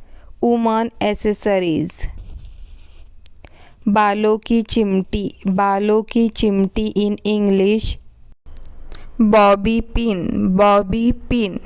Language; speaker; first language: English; non-native, local second language; Hindi